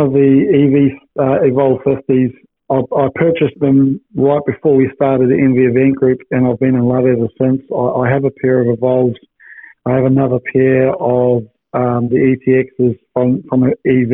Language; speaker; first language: English; native; English